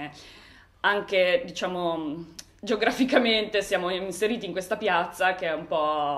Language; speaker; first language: Italian; native; Italian